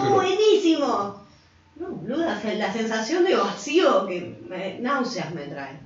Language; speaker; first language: Spanish; native; Spanish